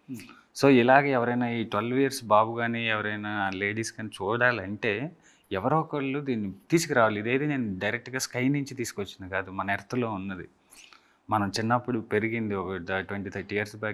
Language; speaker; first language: Telugu; native; Telugu